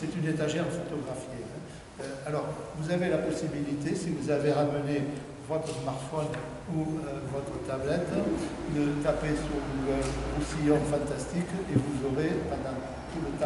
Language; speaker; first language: French; native; French